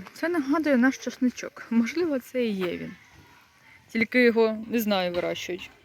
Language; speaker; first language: Ukrainian; native; Ukrainian